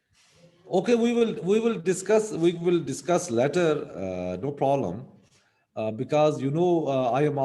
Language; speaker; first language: English; non-native, local second language; Urdu